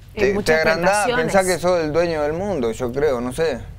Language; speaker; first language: Spanish; native; Spanish